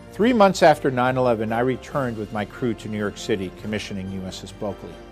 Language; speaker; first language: English; native; English